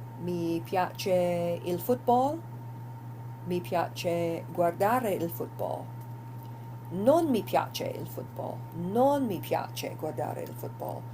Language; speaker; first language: Italian; non-native, fluent; English